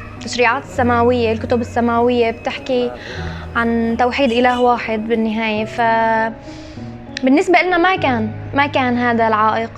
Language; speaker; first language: Arabic; native; Arabic